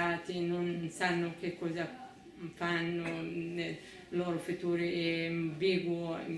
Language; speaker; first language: Italian; non-native, fluent; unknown